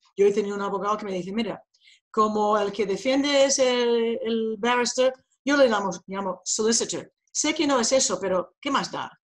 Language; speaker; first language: Spanish; non-native, fluent; English